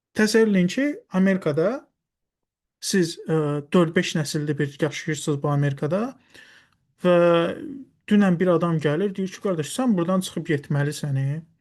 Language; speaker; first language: Azerbaijani; non-native, local second language; Talysh